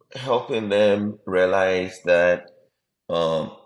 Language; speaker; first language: English; non-native, local second language; Akan